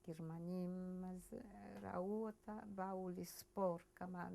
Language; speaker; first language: Hebrew; early bilingual, other home language; Polish